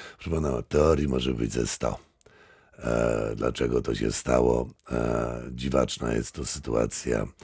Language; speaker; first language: Polish; native; Polish